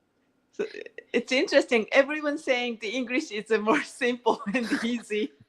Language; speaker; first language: English; non-native, learner; Japanese